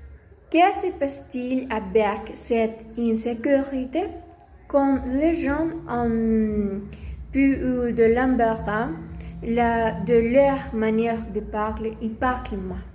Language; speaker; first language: French; non-native, learner; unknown